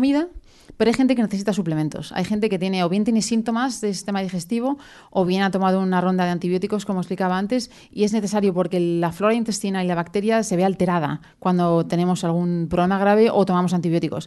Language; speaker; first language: Spanish; native; Spanish